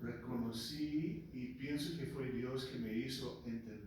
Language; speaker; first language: Spanish; non-native, local second language; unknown